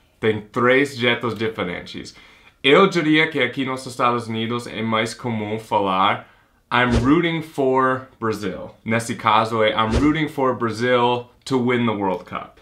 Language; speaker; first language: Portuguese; non-native, fluent; English